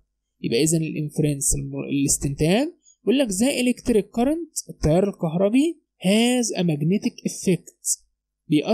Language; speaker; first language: Arabic; native; Arabic